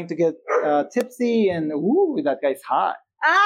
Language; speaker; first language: English; non-native, fluent; Spanish